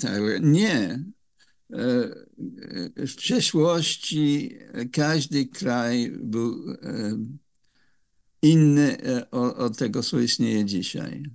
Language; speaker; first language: Polish; non-native, fluent; English